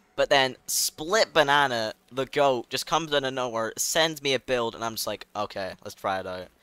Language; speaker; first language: English; native; English